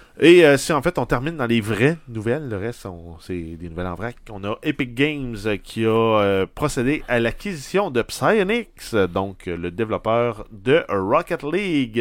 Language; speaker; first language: French; native; French